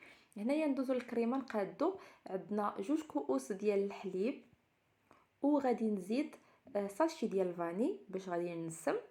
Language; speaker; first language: Arabic; native; Arabic